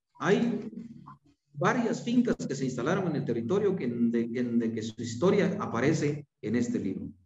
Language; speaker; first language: Spanish; non-native, local second language; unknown